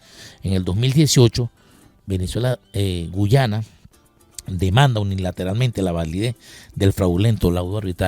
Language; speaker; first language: Spanish; native; Spanish